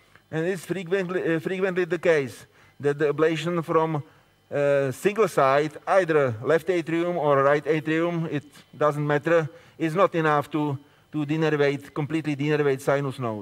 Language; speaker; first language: English; non-native, fluent; Czech